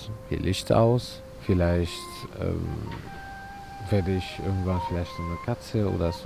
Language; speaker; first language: German; non-native, fluent; Arabic